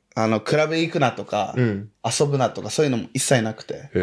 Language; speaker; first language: Japanese; early bilingual, other home language; Portuguese